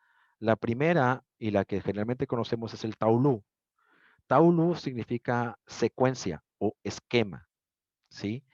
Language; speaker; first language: Spanish; native; Spanish